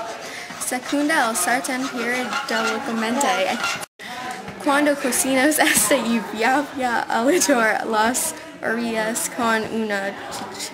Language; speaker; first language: Spanish; non-native, learner; English